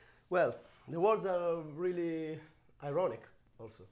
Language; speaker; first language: English; non-native, learner; Italian